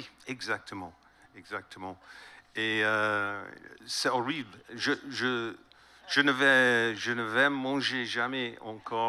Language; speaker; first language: French; non-native, learner; English